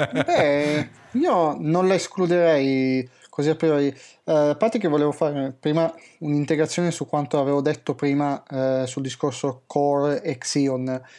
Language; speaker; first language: Italian; native; Italian